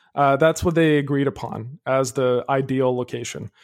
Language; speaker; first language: English; early bilingual, other home language; Arabic